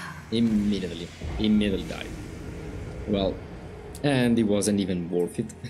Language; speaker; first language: English; non-native, fluent; Italian